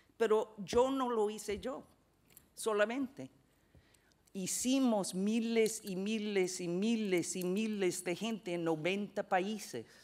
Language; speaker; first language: Spanish; non-native, fluent; English